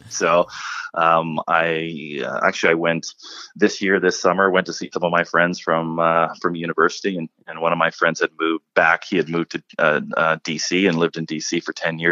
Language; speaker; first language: English; native; English